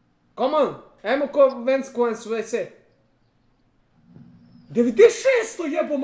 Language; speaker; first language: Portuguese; non-native, learner; Serbian